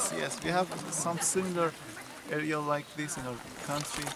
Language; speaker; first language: English; non-native, learner; Persian